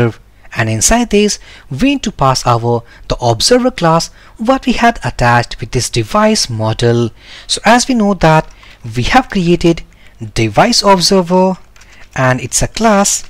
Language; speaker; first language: English; non-native, local second language; Hindi